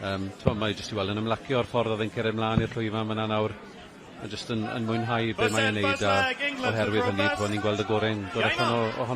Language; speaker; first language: Welsh; native; Welsh